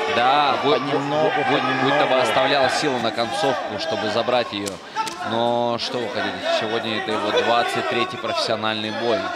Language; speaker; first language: Russian; native; Russian